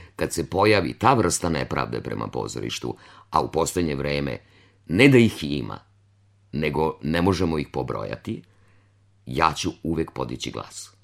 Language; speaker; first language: Serbian; native; Serbian